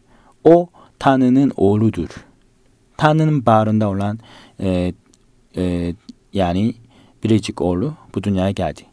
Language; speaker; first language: Turkish; non-native, fluent; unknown